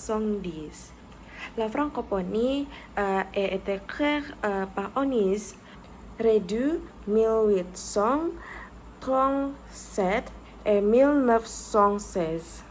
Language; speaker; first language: French; non-native, learner; Indonesian